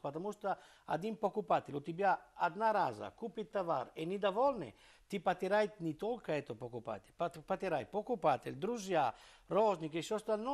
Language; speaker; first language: Russian; non-native, learner; Italian